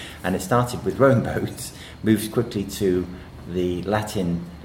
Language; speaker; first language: English; native; English